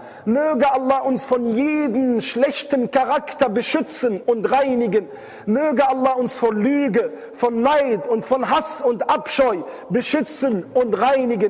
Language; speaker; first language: German; non-native, fluent; Arabic